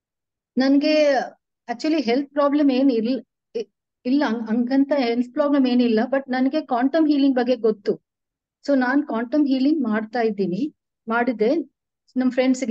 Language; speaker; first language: Kannada; non-native, local second language; Tulu